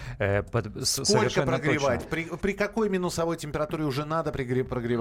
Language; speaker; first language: Russian; native; Russian